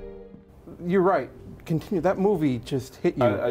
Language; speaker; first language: English; native; English